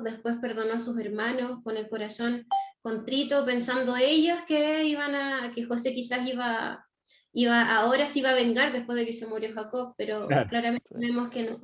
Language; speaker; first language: Spanish; native; Spanish